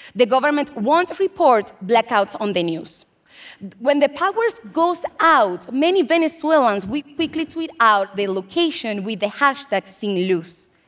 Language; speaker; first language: English; non-native, fluent; Spanish